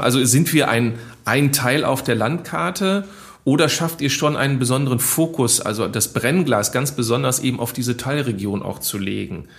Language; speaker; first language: German; native; German